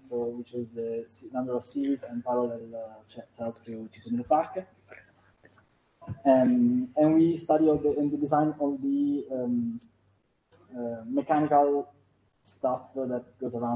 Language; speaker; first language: English; non-native, fluent; Italian